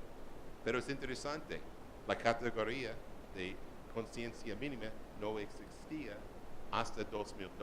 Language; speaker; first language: Spanish; non-native, learner; English